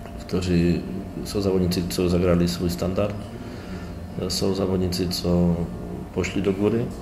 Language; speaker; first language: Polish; non-native, learner; Slovak